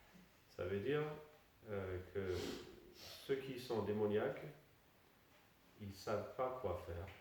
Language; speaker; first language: French; non-native, fluent; Danish